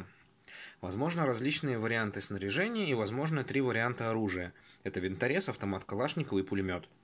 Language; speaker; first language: Russian; native; Russian